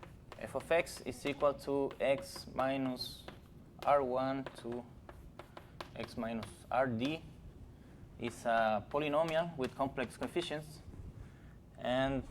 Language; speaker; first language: English; non-native, fluent; Spanish